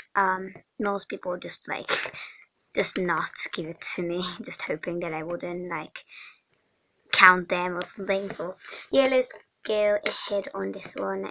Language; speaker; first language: English; non-native, fluent; Swedish